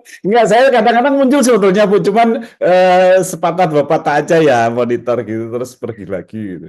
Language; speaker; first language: Indonesian; native; Indonesian